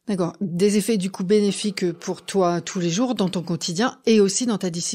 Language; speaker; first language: French; native; French